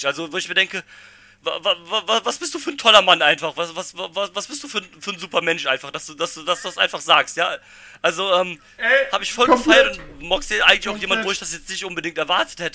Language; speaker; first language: German; native; German